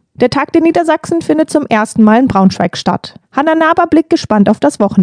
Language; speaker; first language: German; native; German